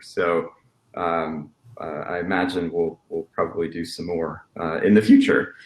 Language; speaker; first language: English; native; English